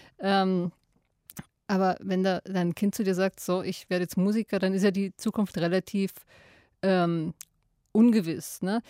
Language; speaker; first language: German; native; German